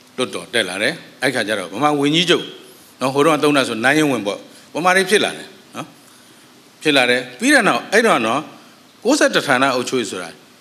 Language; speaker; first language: Burmese; native; Burmese